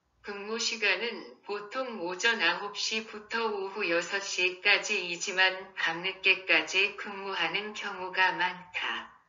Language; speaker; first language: Korean; non-native, learner; Vietnamese